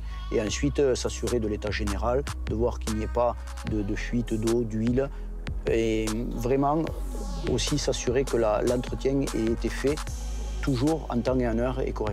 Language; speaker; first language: French; native; French